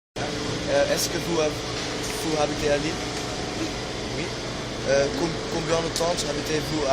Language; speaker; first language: French; non-native, learner; Dutch